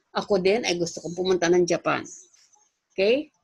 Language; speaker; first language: Filipino; native; Filipino